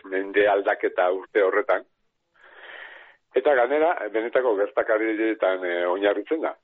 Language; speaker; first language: Basque; native; Basque